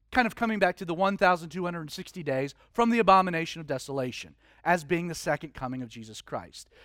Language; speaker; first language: English; native; English